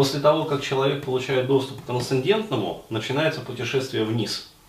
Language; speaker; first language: Russian; native; Russian